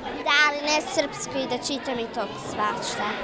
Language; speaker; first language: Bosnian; early bilingual, heritage; Bosnian